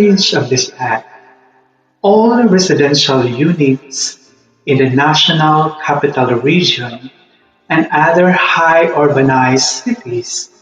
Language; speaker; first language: English; non-native, local second language; Filipino